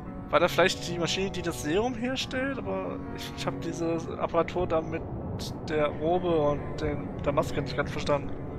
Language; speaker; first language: German; native; German